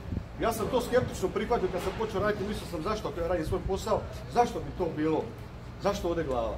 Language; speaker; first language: Croatian; native; Croatian